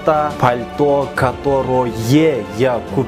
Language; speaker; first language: Russian; non-native, local second language; Kyrgyz